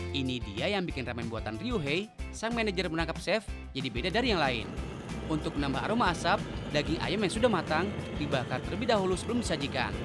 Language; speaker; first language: Indonesian; native; Indonesian